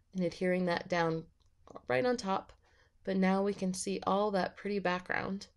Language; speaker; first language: English; native; English